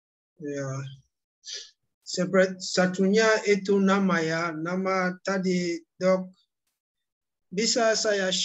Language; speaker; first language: Indonesian; non-native, learner; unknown